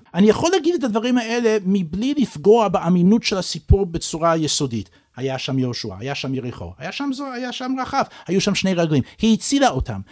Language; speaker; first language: Hebrew; non-native, fluent; English